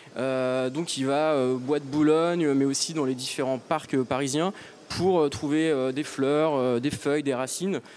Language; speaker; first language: French; native; French